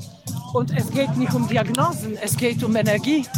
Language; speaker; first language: German; non-native, fluent; Polish